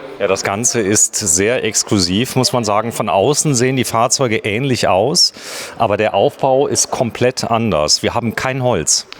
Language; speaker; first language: German; native; German